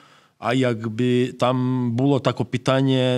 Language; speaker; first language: Polish; non-native, fluent; Serbian